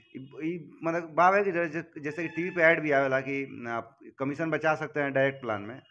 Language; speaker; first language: Hindi; native; Hindi